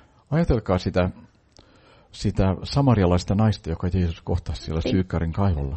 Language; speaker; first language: Finnish; native; Finnish